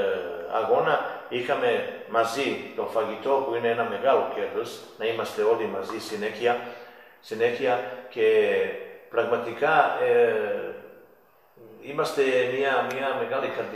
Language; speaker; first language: Greek; non-native, fluent; Serbian